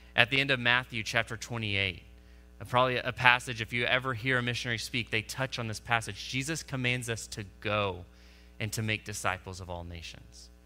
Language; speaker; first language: English; native; English